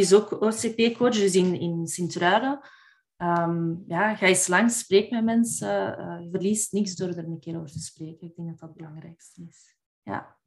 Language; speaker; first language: Dutch; native; Dutch